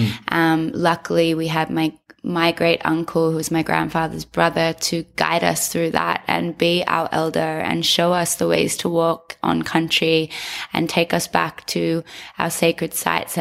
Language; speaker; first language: English; native; English